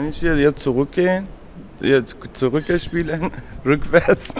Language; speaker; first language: German; non-native, fluent; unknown